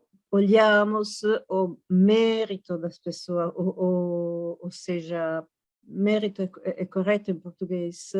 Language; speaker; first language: Portuguese; non-native, fluent; Italian